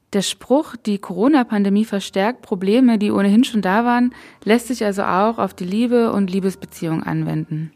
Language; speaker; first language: German; native; German